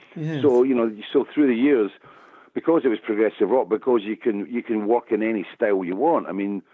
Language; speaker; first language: English; native; English